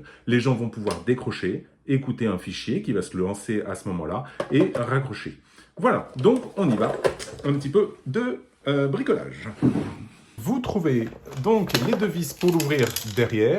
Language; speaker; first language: French; native; French